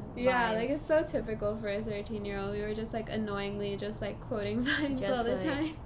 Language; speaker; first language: English; native; English